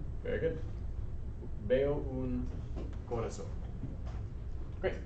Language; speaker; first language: Spanish; non-native, fluent; English